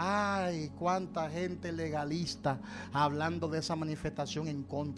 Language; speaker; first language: Spanish; native; Spanish